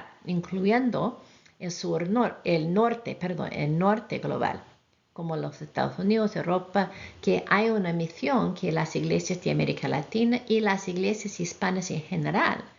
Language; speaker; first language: Spanish; non-native, fluent; English